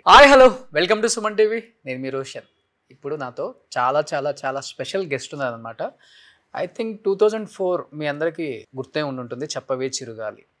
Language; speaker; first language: Telugu; native; Telugu